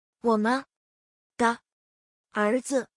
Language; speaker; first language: Chinese; non-native, learner; Korean